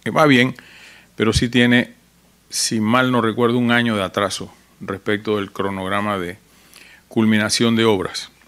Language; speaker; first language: Spanish; native; Spanish